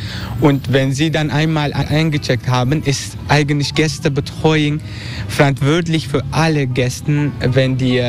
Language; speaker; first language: German; non-native, fluent; Turkish